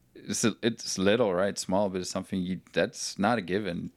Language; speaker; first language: English; non-native, fluent; Norwegian